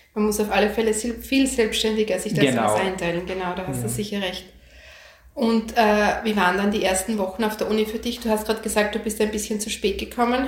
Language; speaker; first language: German; native; German